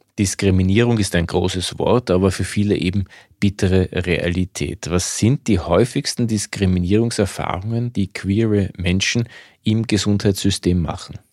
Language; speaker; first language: German; native; German